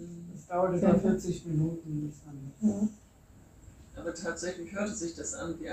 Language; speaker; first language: German; non-native, fluent; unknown